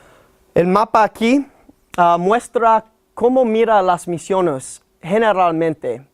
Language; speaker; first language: Spanish; non-native, fluent; English